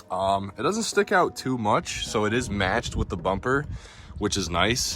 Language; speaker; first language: English; native; English